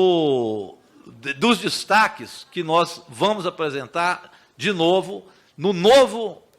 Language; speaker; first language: Portuguese; native; Portuguese